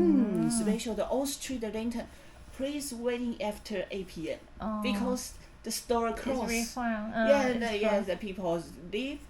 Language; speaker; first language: English; non-native, learner; Chinese